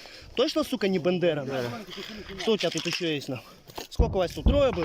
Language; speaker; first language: Russian; native; Russian